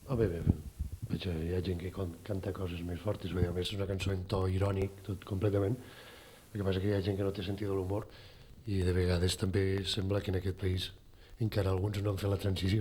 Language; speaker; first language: Catalan; native; Catalan